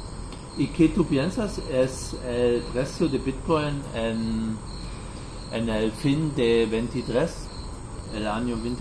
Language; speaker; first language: Spanish; non-native, learner; German